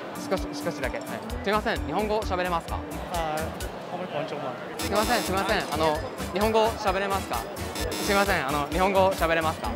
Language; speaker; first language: Japanese; non-native, fluent; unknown